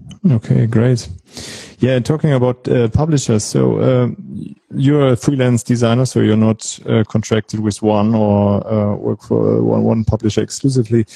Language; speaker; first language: English; non-native, fluent; German